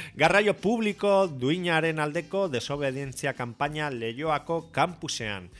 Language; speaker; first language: Basque; native; Basque